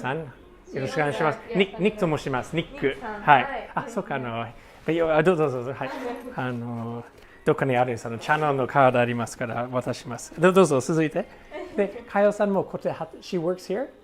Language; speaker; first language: Japanese; non-native, learner; English